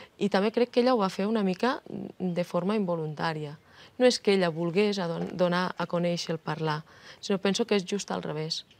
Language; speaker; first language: Catalan; native; Catalan